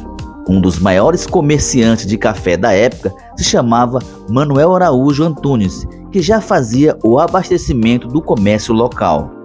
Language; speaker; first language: Portuguese; native; Portuguese